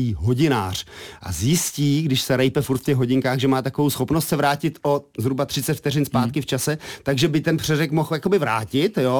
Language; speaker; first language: Czech; native; Czech